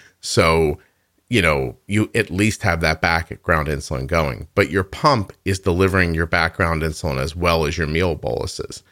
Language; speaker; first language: English; native; English